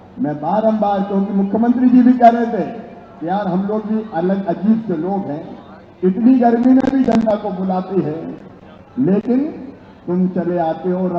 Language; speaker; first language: Hindi; native; Hindi